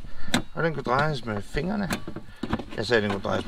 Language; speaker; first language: Danish; native; Danish